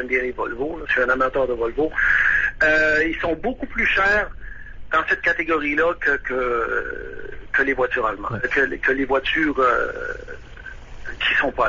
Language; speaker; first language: French; native; French